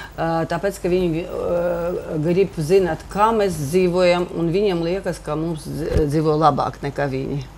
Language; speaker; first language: Latvian; non-native, local second language; Russian